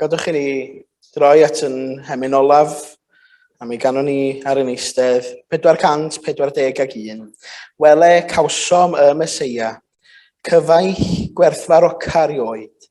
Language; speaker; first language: Welsh; native; Welsh